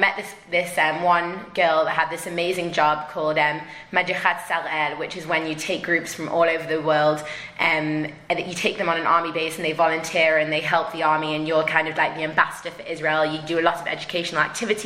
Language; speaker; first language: English; native; English